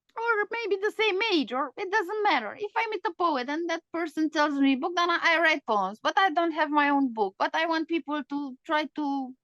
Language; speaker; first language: English; non-native, fluent; Romanian